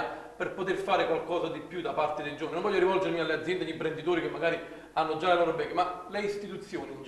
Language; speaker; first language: Italian; native; Italian